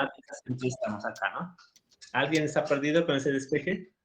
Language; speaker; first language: Spanish; native; Spanish